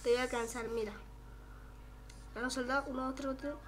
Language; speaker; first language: Spanish; native; Spanish